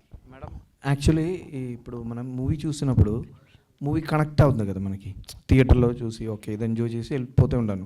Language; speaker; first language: Telugu; non-native, learner; Malayalam